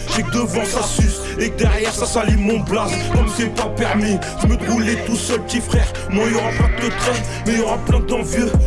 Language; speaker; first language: French; native; French